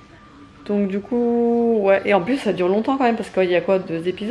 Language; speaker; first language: French; native; French